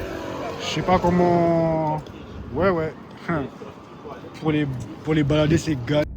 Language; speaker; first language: French; native; French